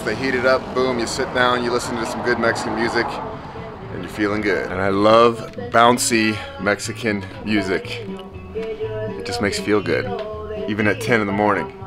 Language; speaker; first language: English; native; English